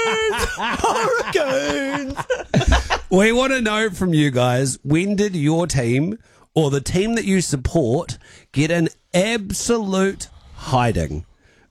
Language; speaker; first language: English; native; English